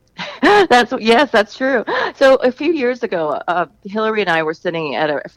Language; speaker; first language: English; native; English